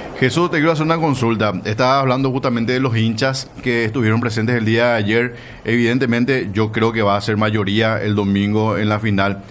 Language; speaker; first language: Spanish; native; Spanish